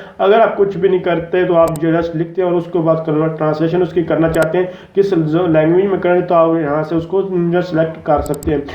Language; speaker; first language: Urdu; non-native, local second language; Punjabi